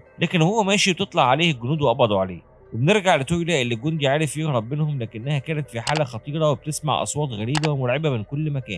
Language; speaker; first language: Arabic; native; Arabic